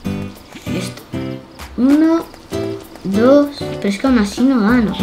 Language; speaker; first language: Spanish; native; Spanish